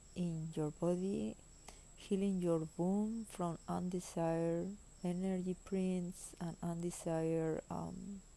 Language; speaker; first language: English; non-native, fluent; Spanish